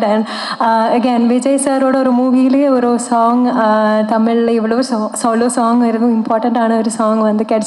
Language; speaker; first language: Tamil; non-native, fluent; Malayalam